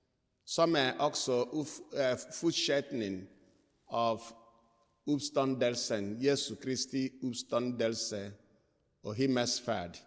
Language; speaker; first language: Swedish; non-native, fluent; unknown